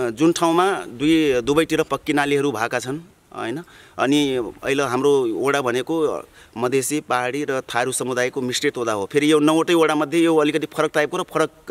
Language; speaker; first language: Nepali; non-native, local second language; Dangaura Tharu